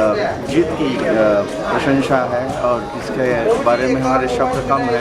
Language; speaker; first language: Hindi; native; Hindi